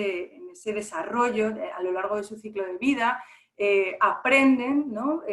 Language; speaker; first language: Spanish; native; Spanish